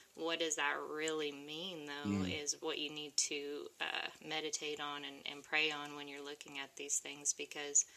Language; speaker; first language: English; native; English